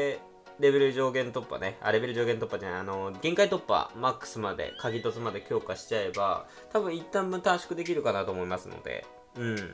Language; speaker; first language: Japanese; native; Japanese